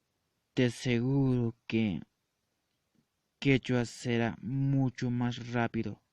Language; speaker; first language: Spanish; non-native, local second language; Quechua